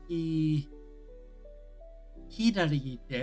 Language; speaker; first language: Japanese; non-native, learner; English